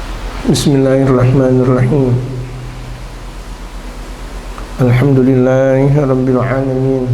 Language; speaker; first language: Arabic; non-native, fluent; Indonesian